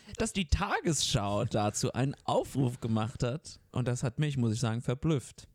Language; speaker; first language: German; early bilingual, other home language; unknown